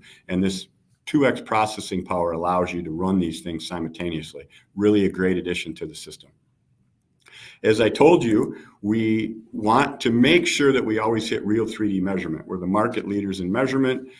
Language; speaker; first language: English; native; English